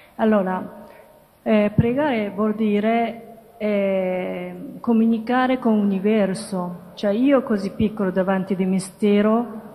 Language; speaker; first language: Italian; non-native, learner; Japanese